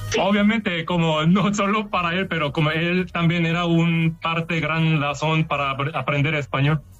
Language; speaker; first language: Spanish; non-native, learner; Korean